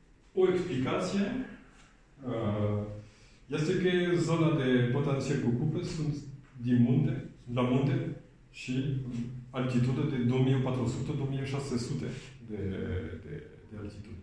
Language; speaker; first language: Romanian; non-native, learner; French